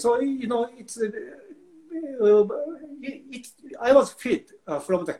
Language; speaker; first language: English; non-native, fluent; Japanese